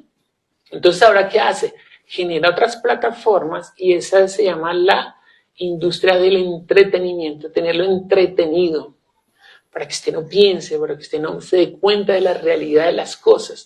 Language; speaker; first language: Spanish; native; Spanish